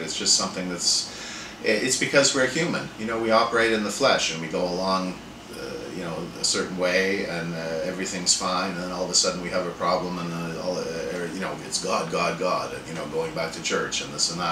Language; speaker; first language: English; native; English